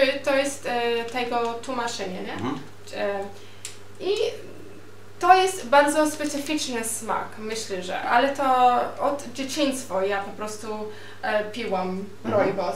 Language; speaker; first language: Polish; non-native, learner; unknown